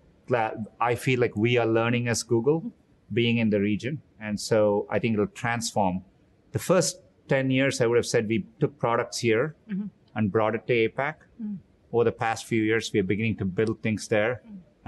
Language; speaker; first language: English; non-native, local second language; Tamil